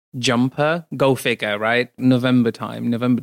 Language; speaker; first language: English; native; English